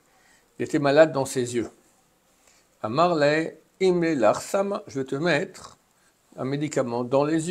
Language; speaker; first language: French; native; French